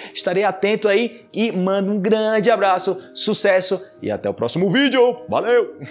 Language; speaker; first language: Portuguese; native; Portuguese